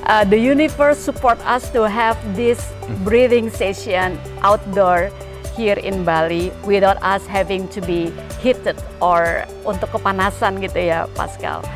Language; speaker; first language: English; non-native, fluent; Indonesian